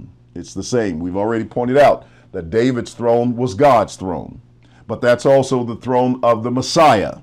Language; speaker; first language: English; native; English